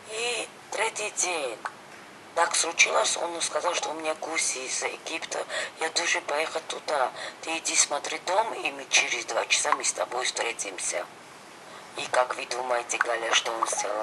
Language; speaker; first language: Russian; non-native, fluent; Georgian